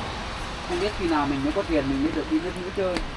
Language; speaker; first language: Vietnamese; native; Vietnamese